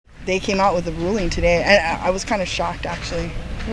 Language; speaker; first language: English; native; English